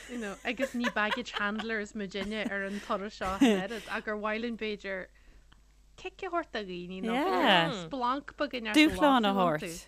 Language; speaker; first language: Irish; native; Irish